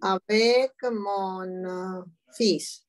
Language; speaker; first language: French; non-native, learner; Spanish